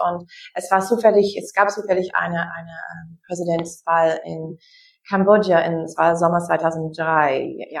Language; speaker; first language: German; non-native, fluent; English